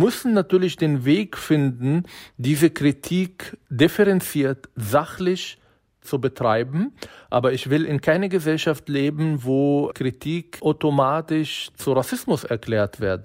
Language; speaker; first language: German; non-native, fluent; Arabic